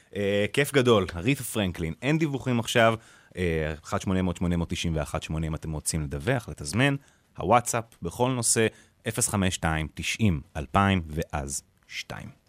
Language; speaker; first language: Hebrew; native; Hebrew